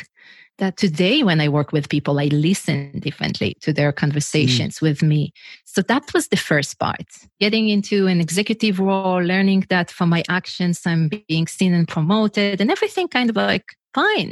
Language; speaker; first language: English; non-native, fluent; Hebrew